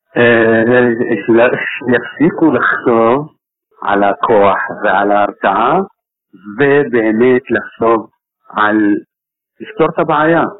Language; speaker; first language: Hebrew; non-native, fluent; Arabic